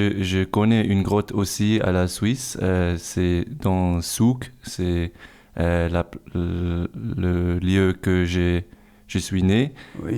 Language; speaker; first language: French; non-native, fluent; German